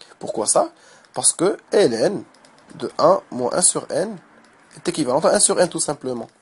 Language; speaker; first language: French; non-native, local second language; Arabic